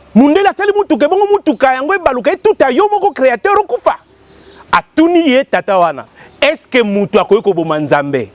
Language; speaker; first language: Lingala; non-native, local second language; Kongo